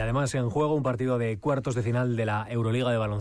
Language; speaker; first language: Spanish; native; Spanish